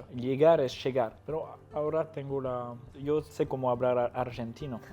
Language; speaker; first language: Spanish; non-native, learner; French